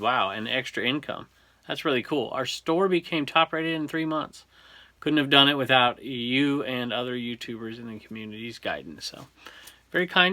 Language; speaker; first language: English; native; English